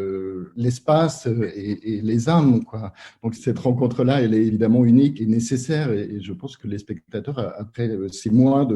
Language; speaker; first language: French; native; French